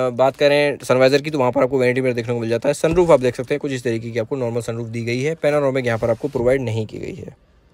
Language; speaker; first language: Hindi; native; Hindi